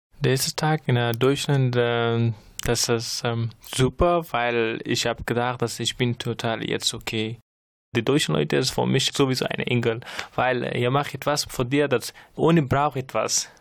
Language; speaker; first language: German; non-native, learner; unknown